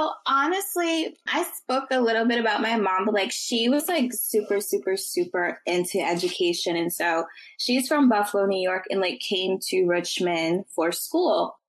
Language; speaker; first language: English; native; English